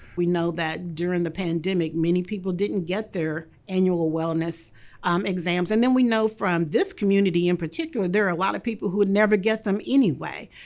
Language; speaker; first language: English; native; English